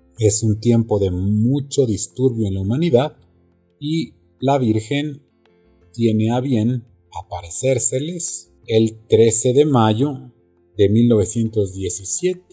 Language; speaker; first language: Spanish; native; Spanish